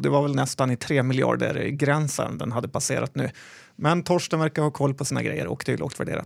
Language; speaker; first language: Swedish; native; Swedish